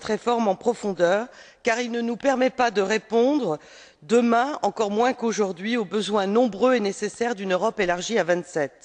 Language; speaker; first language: French; native; French